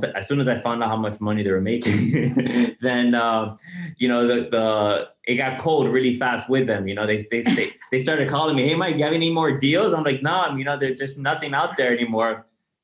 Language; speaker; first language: English; native; English